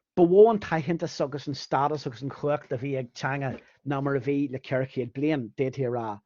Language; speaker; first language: Irish; non-native, fluent; English